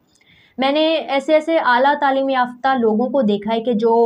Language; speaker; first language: Urdu; native; Urdu